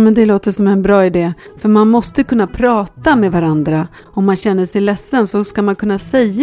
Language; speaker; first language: Swedish; native; Swedish